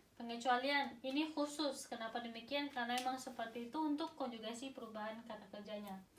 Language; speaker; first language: Indonesian; native; Indonesian